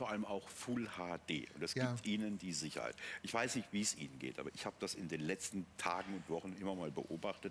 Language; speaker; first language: German; native; German